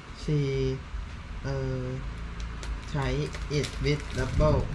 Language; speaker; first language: English; non-native, learner; Thai